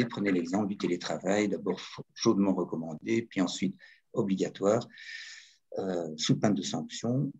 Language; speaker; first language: French; native; French